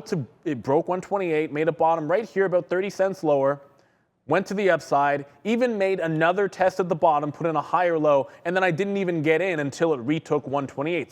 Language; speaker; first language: English; native; English